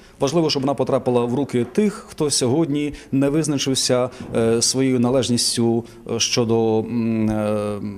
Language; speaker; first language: Ukrainian; native; Ukrainian